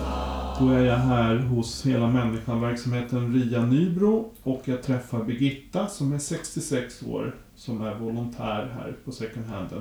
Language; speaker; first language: Swedish; native; Swedish